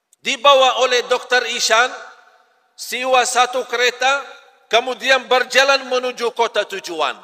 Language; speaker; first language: Malay; non-native, fluent; Arabic